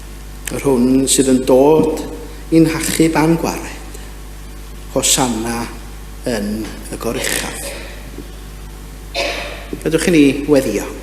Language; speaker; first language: Welsh; native; Welsh